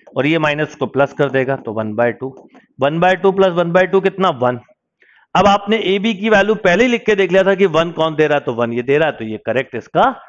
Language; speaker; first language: Hindi; native; Hindi